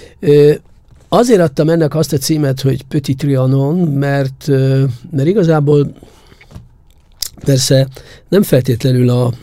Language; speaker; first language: Hungarian; native; Hungarian